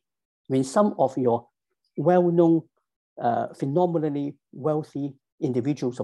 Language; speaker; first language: English; non-native, local second language; Cantonese